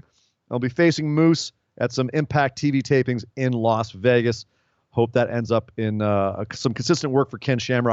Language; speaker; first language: English; native; English